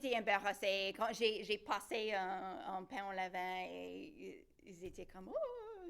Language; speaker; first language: French; non-native, local second language; English